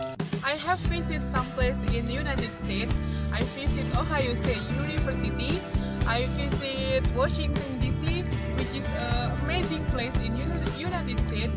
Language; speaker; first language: English; non-native, learner; Indonesian